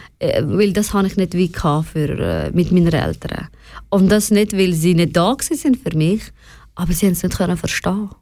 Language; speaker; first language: German; non-native, fluent; Persian